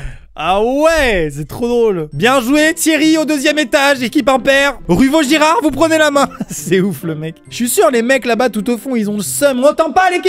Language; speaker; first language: French; native; French